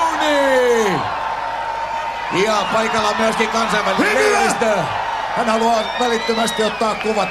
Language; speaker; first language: Finnish; native; Finnish